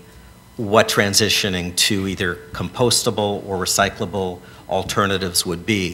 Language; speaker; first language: English; native; English